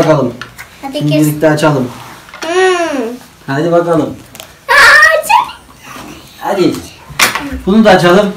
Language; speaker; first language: Turkish; native; Turkish